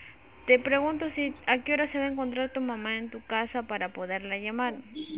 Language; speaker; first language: Spanish; native; Spanish